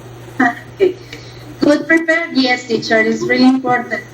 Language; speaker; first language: English; non-native, learner; Spanish